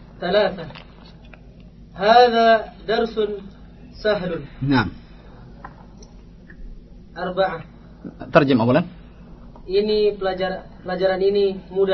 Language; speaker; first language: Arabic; non-native, learner; Indonesian